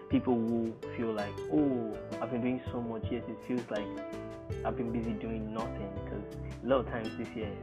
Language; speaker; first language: English; non-native, local second language; Yoruba